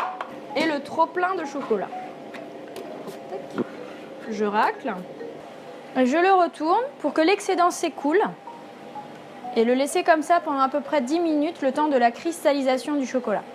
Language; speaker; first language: French; native; French